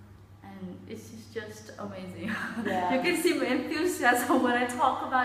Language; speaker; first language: English; non-native, fluent; Vietnamese